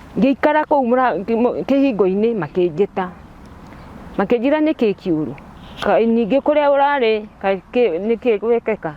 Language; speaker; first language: Kikuyu; non-native, local second language; Turkish